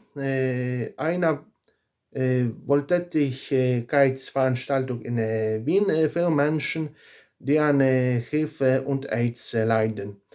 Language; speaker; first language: German; non-native, learner; Polish